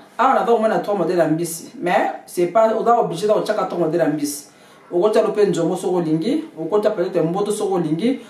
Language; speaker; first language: Lingala; native; Lingala